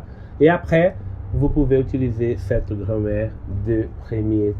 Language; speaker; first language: French; non-native, learner; Portuguese